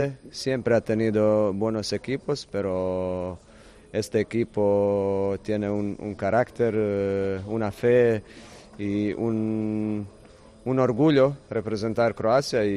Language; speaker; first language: Spanish; non-native, fluent; Croatian